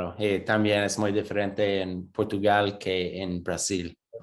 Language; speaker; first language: Spanish; non-native, fluent; English